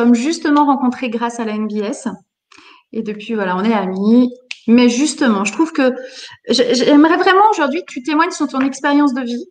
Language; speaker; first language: French; native; French